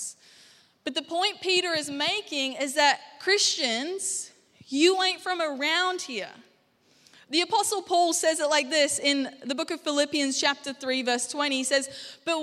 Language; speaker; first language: English; native; English